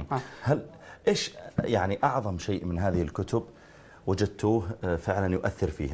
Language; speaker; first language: Arabic; native; Arabic